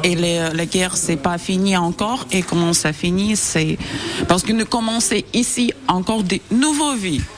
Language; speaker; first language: French; non-native, learner; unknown